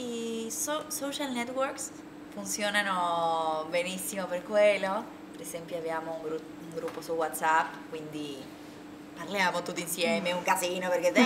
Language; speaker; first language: Italian; non-native, learner; Spanish